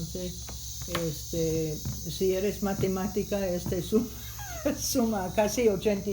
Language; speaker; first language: Spanish; non-native, fluent; English